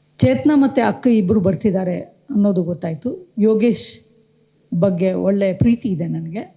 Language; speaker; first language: Kannada; native; Kannada